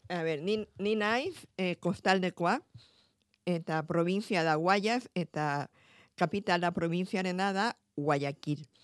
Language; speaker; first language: Basque; non-native, fluent; Spanish